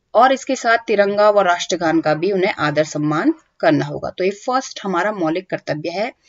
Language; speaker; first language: Hindi; native; Hindi